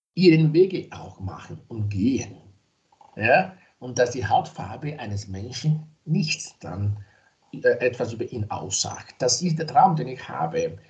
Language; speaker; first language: German; non-native, fluent; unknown